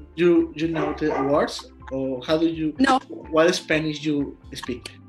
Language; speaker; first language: English; non-native, learner; Spanish